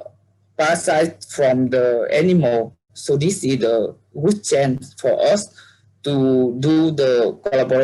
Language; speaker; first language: English; non-native, learner; Vietnamese